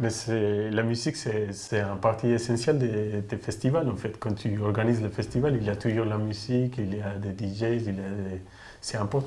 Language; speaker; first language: French; non-native, fluent; Spanish